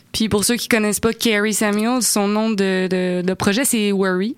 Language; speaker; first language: French; native; French